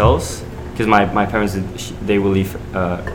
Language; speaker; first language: English; non-native, fluent; Dutch